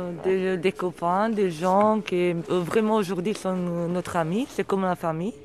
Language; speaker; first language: French; early bilingual, other home language; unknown